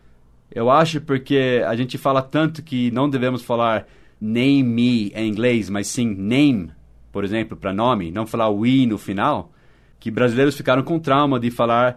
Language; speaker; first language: Portuguese; non-native, fluent; English